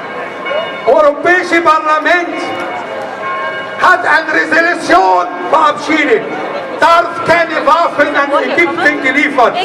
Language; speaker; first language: German; non-native, learner; Arabic